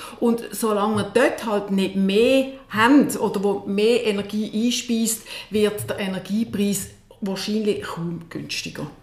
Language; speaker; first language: German; native; German